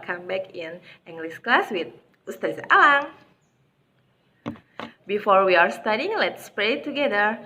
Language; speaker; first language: English; non-native, fluent; Indonesian